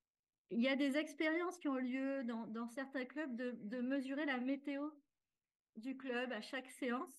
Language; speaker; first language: French; native; French